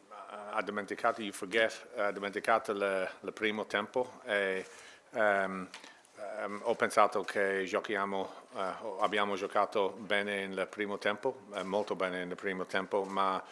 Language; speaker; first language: Italian; non-native, learner; English